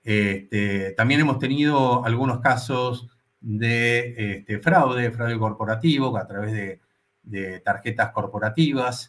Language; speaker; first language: Spanish; native; Spanish